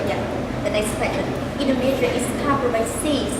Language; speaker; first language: English; non-native, learner; Vietnamese